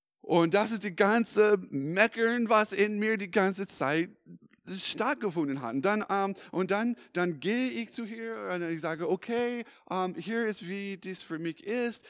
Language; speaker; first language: German; non-native, fluent; English